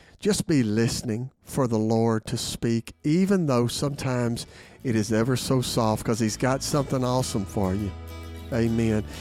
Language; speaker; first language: English; native; English